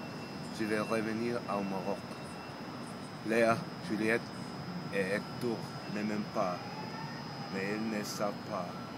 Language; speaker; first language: French; non-native, learner; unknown